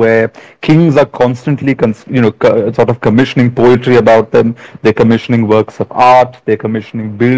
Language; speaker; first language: English; non-native, local second language; Malayalam